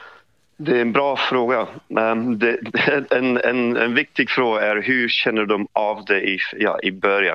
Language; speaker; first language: Swedish; non-native, fluent; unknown